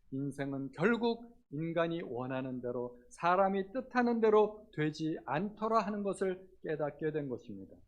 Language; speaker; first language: Korean; native; Korean